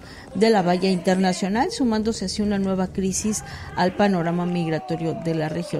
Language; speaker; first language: Spanish; native; Spanish